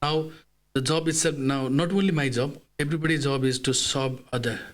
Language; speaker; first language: English; non-native, fluent; Nepali